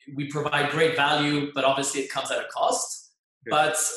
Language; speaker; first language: English; non-native, fluent; French